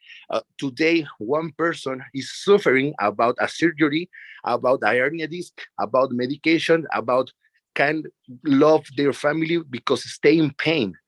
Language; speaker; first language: English; non-native, learner; Spanish